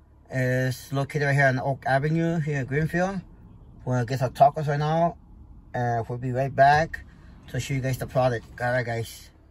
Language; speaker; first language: English; early bilingual, other home language; Spanish